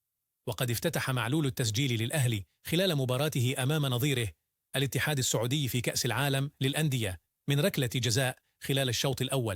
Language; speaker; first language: Arabic; native; Arabic